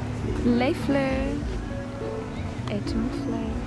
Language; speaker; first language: French; non-native, learner; English